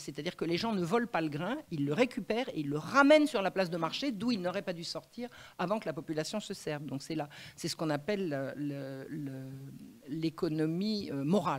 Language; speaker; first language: French; native; French